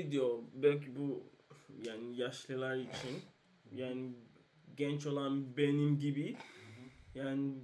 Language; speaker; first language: Turkish; non-native, learner; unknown